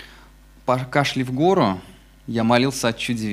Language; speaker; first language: Russian; native; Russian